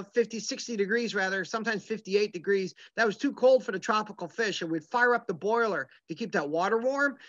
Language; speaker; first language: English; native; English